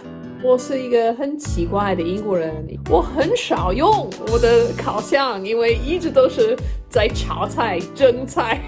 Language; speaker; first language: Chinese; non-native, fluent; English